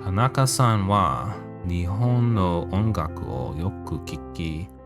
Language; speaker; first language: Japanese; non-native, learner; English